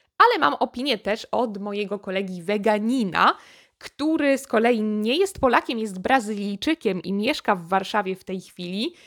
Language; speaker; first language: Polish; native; Polish